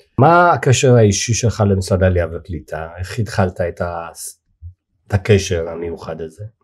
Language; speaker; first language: Hebrew; native; Hebrew